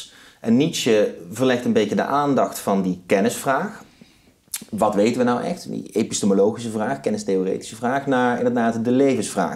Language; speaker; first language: Dutch; native; Dutch